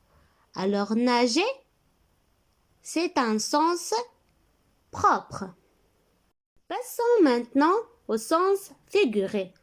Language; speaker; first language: French; non-native, local second language; Arabic